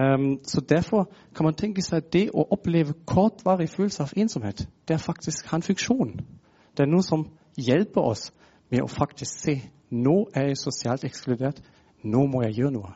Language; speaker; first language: Norwegian; non-native, fluent; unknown